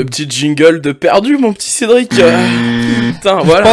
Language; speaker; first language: French; native; French